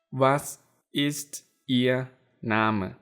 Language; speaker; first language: German; non-native, fluent; Thai